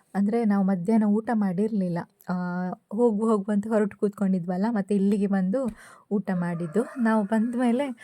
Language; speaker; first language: Kannada; native; Kannada